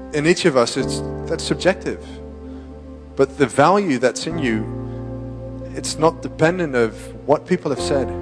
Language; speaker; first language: English; non-native, fluent; Dutch